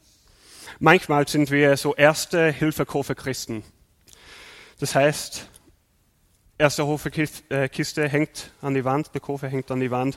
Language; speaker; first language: German; non-native, fluent; English